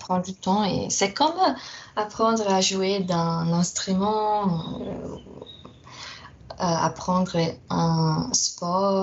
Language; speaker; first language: French; non-native, fluent; Portuguese